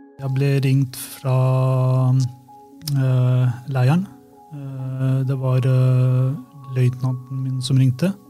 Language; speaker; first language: Norwegian; early bilingual, other home language; Albanian